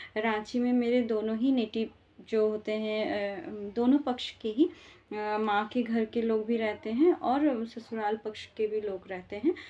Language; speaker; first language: Hindi; non-native, local second language; Bangla